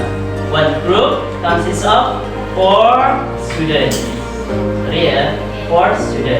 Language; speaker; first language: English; non-native, learner; Indonesian